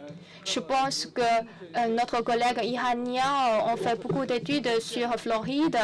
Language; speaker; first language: French; non-native, fluent; Chinese